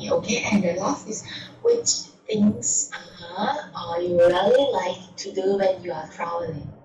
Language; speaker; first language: English; non-native, learner; Thai